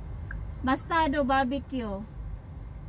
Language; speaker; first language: Japanese; non-native, learner; Filipino